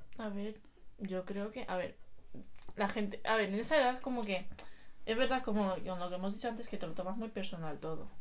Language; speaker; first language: Spanish; early bilingual, other home language; Chinese